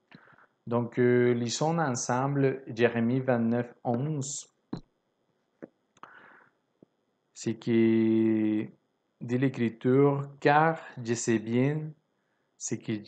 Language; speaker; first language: French; non-native, fluent; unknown